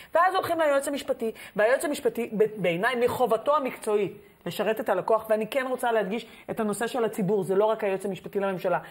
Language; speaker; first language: Hebrew; native; Hebrew